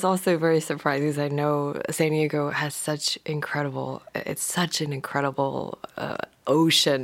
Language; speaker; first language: English; non-native, local second language; Cantonese